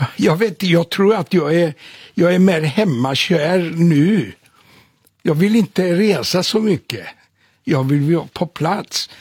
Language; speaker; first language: Swedish; non-native, fluent; Polish